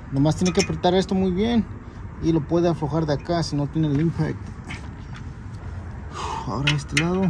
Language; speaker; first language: Spanish; early bilingual, heritage; Spanish